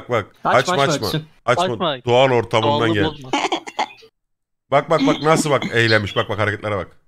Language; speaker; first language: Turkish; native; Turkish